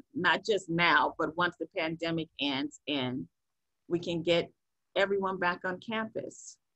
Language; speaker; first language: English; native; English